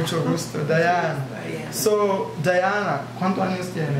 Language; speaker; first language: Spanish; non-native, learner; English